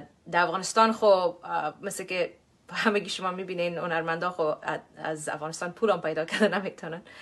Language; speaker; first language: Persian; early bilingual, heritage; Persian